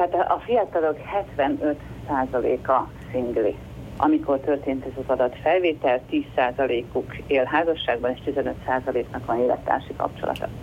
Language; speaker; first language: Hungarian; native; Hungarian